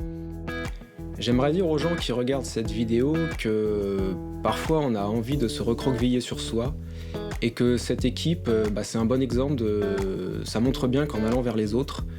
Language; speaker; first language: French; native; French